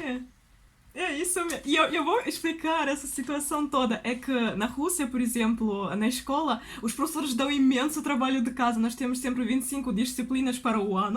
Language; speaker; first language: Portuguese; non-native, fluent; Russian